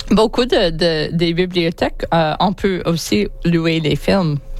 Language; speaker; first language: French; non-native, learner; English